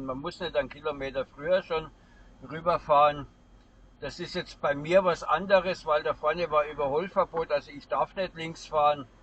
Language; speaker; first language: German; native; German